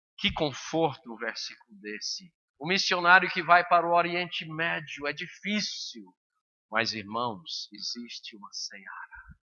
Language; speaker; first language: Portuguese; early bilingual, other home language; English